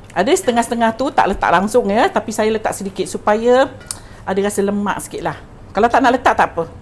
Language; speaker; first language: Malay; native; Malay